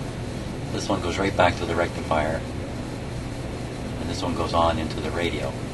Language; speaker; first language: English; native; English